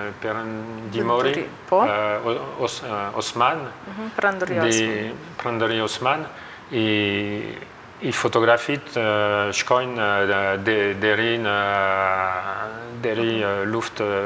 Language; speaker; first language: Albanian; non-native, learner; French